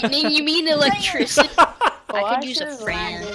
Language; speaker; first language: English; native; English